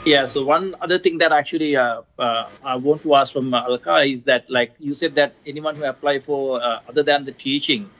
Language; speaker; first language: English; non-native, local second language; Sinhala